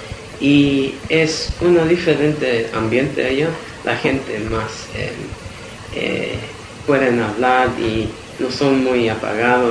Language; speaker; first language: Spanish; early bilingual, heritage; Spanish